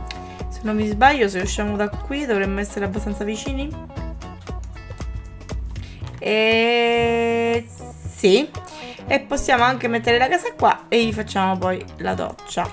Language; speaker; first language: Italian; native; Italian